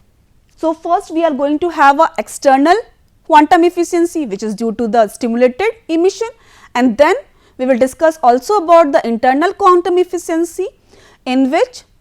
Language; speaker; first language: English; non-native, local second language; Hindi